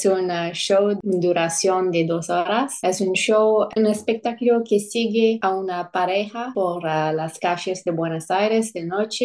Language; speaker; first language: Spanish; non-native, fluent; English